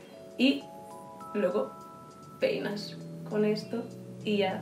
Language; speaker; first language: Spanish; native; Spanish